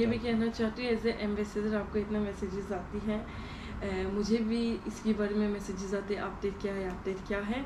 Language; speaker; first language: Hindi; non-native, learner; Turkish